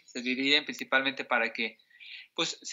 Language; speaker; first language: Spanish; native; Spanish